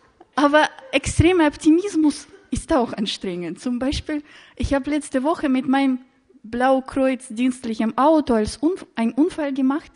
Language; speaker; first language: German; non-native, fluent; Russian